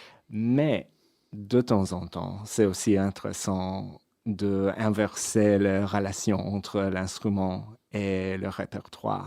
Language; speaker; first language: French; non-native, fluent; English